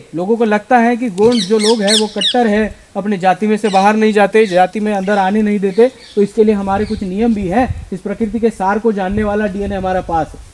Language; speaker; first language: Hindi; non-native, local second language; Marathi